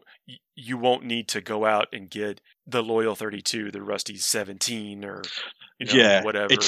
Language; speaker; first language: English; native; English